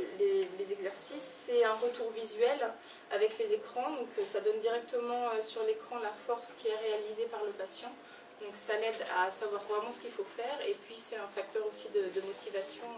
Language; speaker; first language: French; native; French